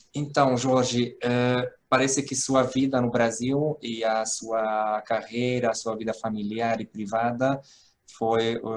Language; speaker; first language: Portuguese; non-native, fluent; Hungarian